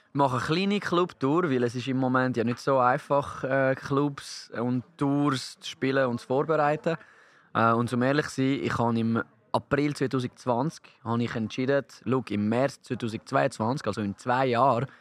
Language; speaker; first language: German; non-native, local second language; French